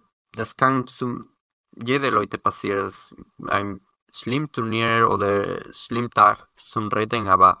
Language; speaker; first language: German; non-native, learner; Spanish